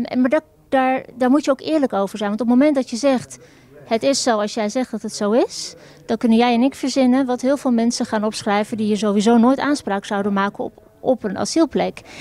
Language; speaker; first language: Dutch; early bilingual, other home language; Turkish